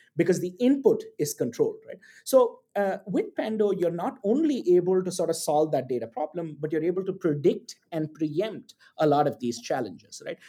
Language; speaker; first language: English; non-native, local second language; Tamil